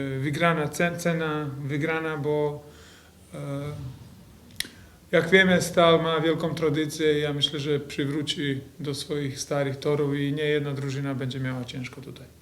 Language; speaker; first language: Polish; non-native, fluent; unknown